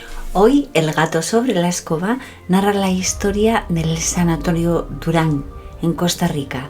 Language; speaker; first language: Spanish; native; Spanish